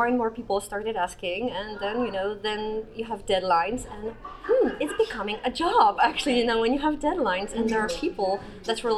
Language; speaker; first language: English; non-native, fluent; Polish